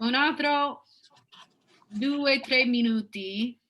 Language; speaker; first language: Italian; non-native, fluent; English